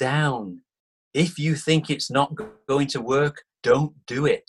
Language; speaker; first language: English; native; English